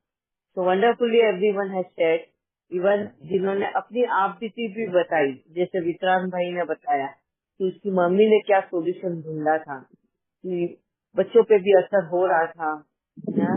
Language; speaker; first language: Hindi; native; Hindi